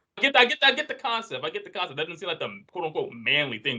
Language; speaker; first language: English; native; English